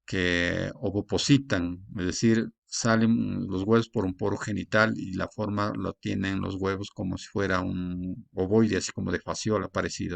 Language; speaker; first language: Spanish; native; Spanish